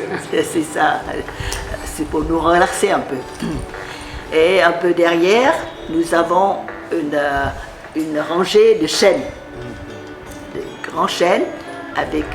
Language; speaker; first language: French; non-native, fluent; Vietnamese